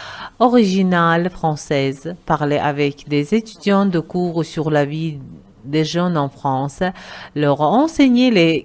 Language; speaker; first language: French; non-native, fluent; Uzbek